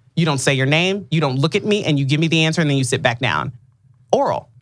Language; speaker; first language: English; early bilingual, other home language; Akan